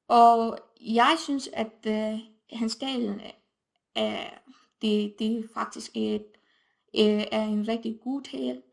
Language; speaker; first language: Danish; non-native, fluent; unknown